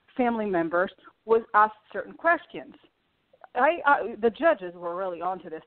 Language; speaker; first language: English; early bilingual, other home language; Portuguese